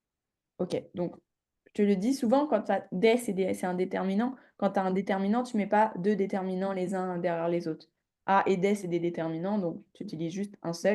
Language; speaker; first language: French; native; French